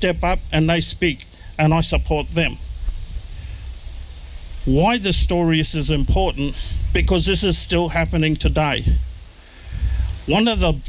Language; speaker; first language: English; native; English